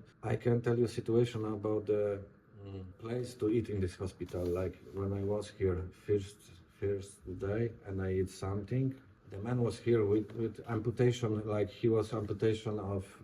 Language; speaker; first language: English; non-native, learner; Polish